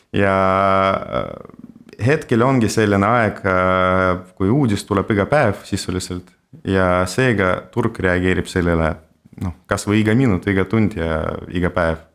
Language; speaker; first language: Estonian; non-native, local second language; Russian